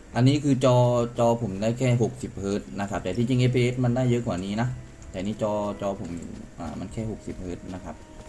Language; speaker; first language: Thai; native; Thai